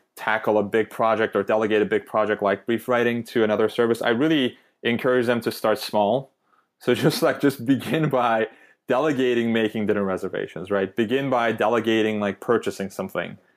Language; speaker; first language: English; non-native, fluent; Turkish